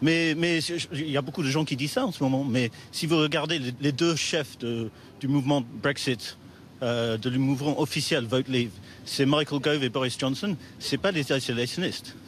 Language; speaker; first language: French; non-native, fluent; English